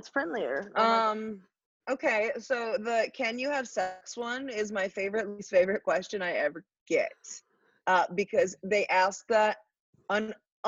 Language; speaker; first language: English; native; English